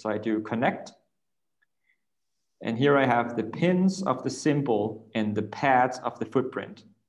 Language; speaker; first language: English; non-native, fluent; Danish